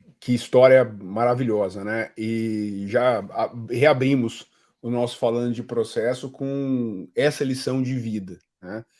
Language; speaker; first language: Portuguese; native; Portuguese